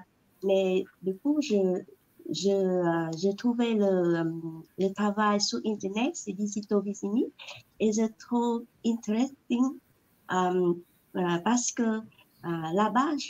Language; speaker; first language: French; non-native, learner; Vietnamese